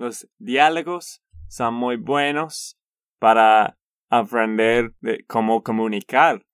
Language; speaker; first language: Spanish; non-native, learner; English